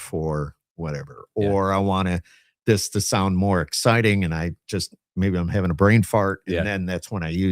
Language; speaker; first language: English; native; English